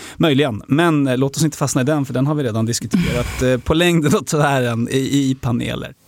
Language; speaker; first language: Swedish; native; Swedish